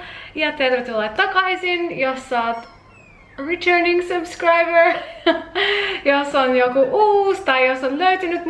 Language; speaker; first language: Finnish; non-native, learner; English